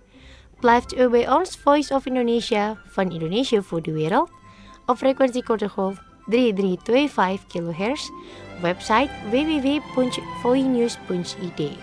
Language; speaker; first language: Dutch; non-native, fluent; Indonesian